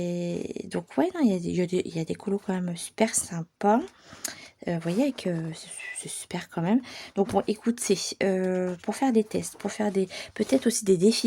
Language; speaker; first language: French; native; French